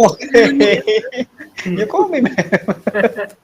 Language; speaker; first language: English; non-native, fluent; Indonesian